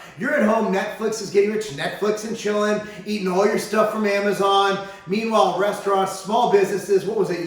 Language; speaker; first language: English; native; English